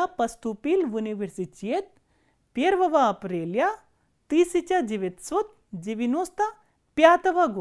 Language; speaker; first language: Russian; non-native, fluent; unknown